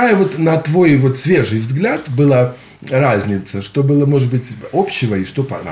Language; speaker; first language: Russian; native; Russian